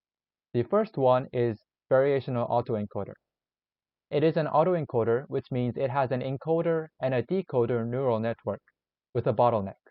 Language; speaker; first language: English; non-native, learner; Korean